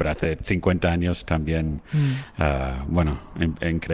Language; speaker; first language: Spanish; non-native, fluent; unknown